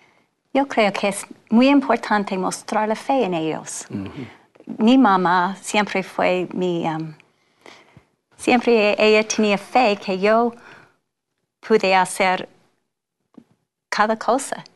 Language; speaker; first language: Spanish; non-native, fluent; English